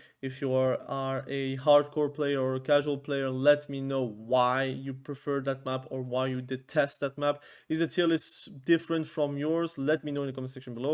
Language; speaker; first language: English; non-native, fluent; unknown